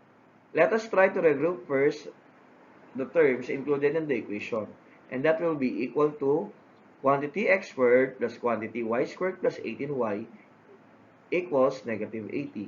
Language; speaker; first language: English; non-native, local second language; Filipino